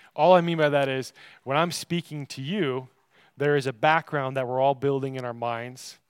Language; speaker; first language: English; native; English